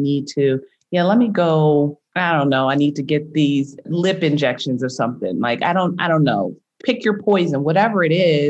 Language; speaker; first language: English; native; English